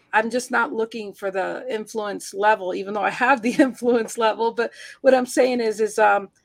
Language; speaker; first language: English; early bilingual, heritage; Spanish